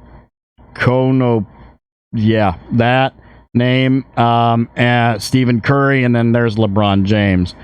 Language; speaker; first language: English; native; English